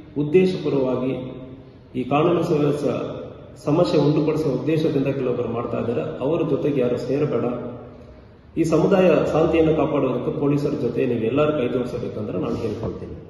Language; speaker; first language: Kannada; native; Kannada